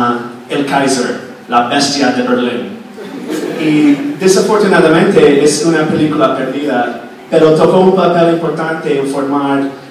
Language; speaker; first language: Spanish; non-native, fluent; English